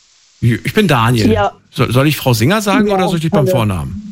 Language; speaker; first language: German; native; German